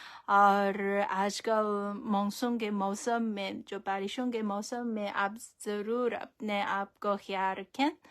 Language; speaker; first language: Hindi; non-native, fluent; Chinese